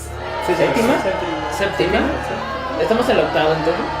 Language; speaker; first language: Spanish; native; Spanish